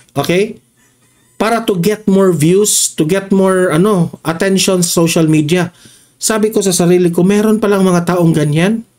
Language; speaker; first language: Filipino; non-native, local second language; Cebuano